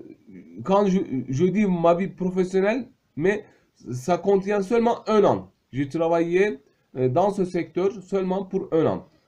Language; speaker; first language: French; non-native, fluent; Turkish